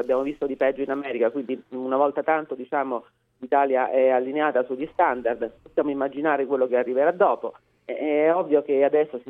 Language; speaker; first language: Italian; native; Italian